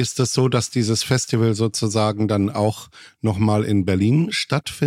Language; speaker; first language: German; native; German